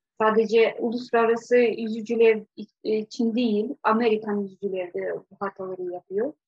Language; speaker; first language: Turkish; non-native, fluent; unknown